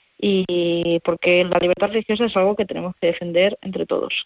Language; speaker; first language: Spanish; native; Spanish